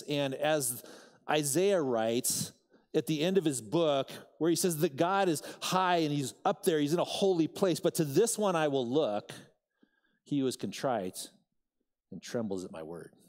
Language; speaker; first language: English; native; English